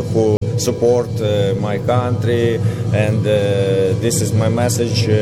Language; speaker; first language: English; non-native, learner; Ukrainian